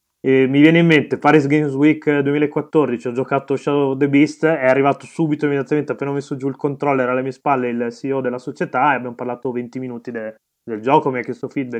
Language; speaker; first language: Italian; native; Italian